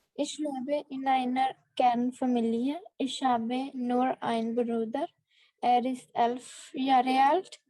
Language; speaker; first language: German; non-native, learner; Punjabi